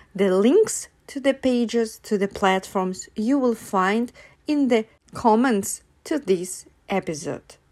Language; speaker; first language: English; non-native, fluent; Russian